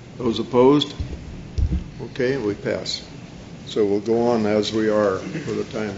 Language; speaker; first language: English; native; English